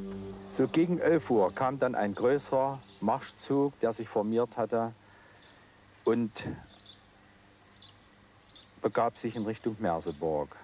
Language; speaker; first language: German; native; German